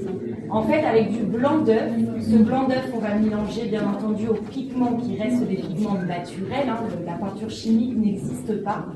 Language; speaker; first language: French; native; French